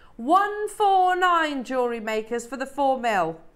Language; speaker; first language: English; native; English